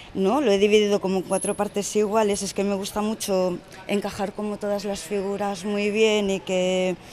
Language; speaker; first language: Spanish; native; Spanish